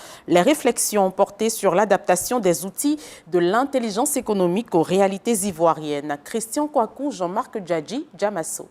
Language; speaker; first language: French; native; French